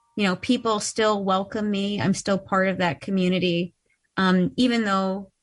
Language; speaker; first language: English; early bilingual, other home language; Ukrainian